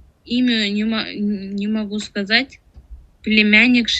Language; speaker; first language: Russian; non-native, learner; Tajik